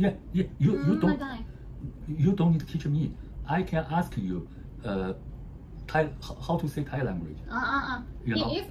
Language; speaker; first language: English; non-native, learner; Chinese